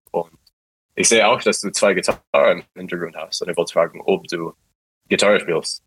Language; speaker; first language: German; non-native, fluent; English